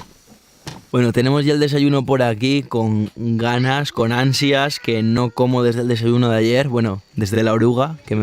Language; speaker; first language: Spanish; native; Spanish